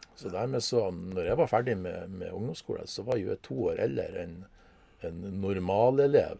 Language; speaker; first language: Norwegian; native; Norwegian